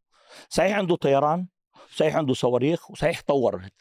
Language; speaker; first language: Arabic; native; Arabic